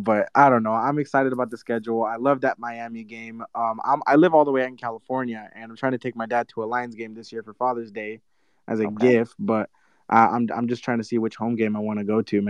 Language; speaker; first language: English; native; English